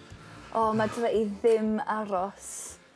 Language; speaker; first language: Welsh; non-native, learner; English